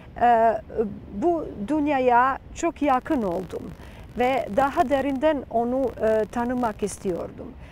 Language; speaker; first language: Turkish; non-native, fluent; Serbian